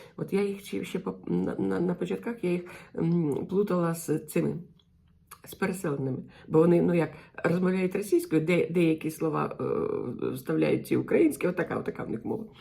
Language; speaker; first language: Ukrainian; non-native, local second language; Russian